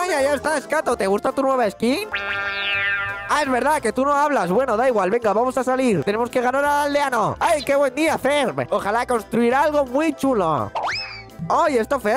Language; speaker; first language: Spanish; native; Spanish